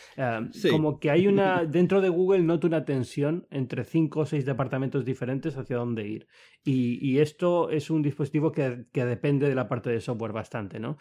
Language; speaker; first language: Spanish; native; Spanish